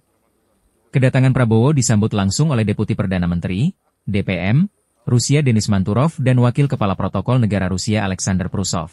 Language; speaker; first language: Indonesian; native; Indonesian